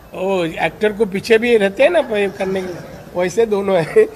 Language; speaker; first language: Hindi; non-native, local second language; Marathi